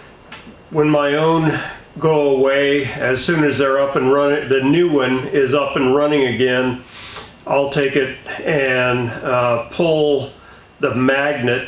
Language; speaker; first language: English; native; English